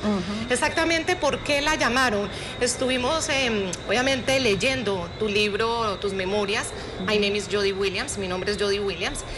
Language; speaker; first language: Spanish; native; Spanish